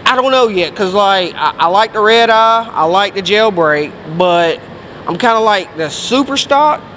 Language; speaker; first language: English; native; English